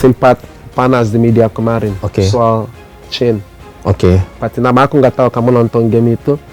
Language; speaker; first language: Indonesian; non-native, fluent; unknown